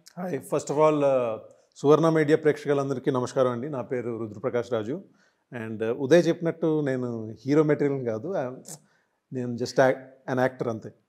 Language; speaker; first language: Telugu; non-native, local second language; Hindi